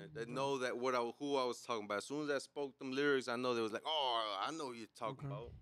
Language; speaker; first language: English; native; English